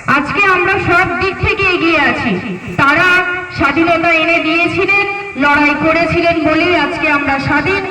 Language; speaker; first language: Bangla; non-native, local second language; Santali